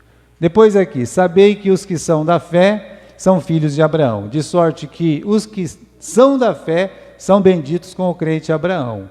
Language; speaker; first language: Portuguese; native; Portuguese